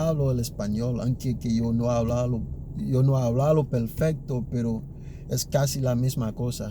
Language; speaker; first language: Spanish; early bilingual, other home language; Haitian Creole